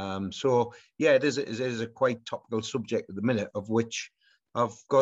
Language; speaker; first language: English; native; English